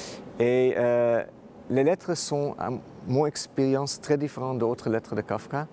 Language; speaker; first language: French; non-native, fluent; Dutch